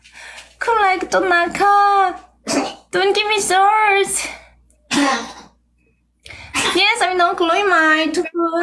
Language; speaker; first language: English; non-native, learner; Korean